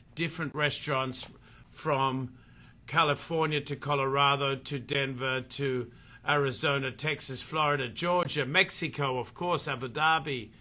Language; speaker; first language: English; native; English